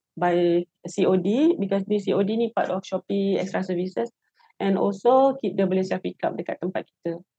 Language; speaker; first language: English; non-native, local second language; Malay